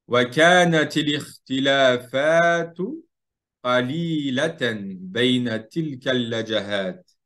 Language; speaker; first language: Arabic; non-native, fluent; French